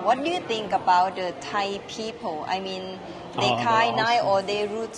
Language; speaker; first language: English; non-native, learner; Thai